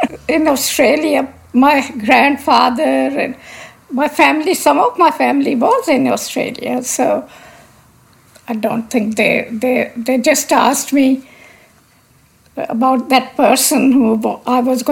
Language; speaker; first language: English; non-native, local second language; Punjabi